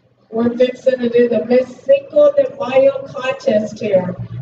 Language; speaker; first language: English; native; English